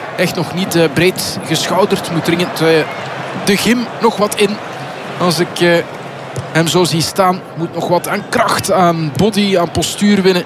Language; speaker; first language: Dutch; native; Dutch